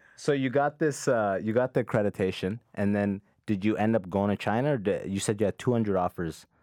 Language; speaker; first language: English; early bilingual, other home language; Arabic